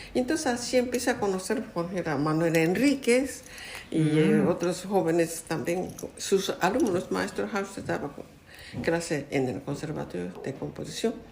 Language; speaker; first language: Spanish; non-native, fluent; Japanese